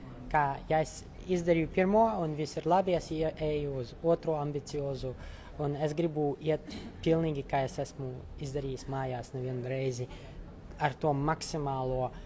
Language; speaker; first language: Latvian; non-native, local second language; Russian